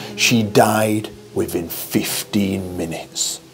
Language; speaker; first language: English; native; English